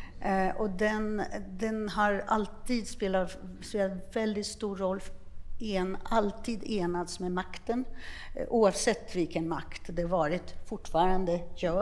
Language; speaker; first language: Swedish; non-native, fluent; Polish